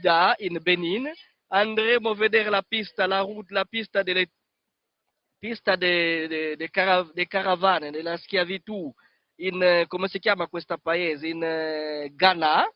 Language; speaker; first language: Italian; non-native, fluent; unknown